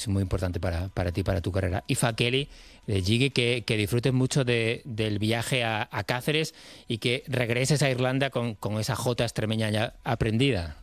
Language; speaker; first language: Spanish; native; Spanish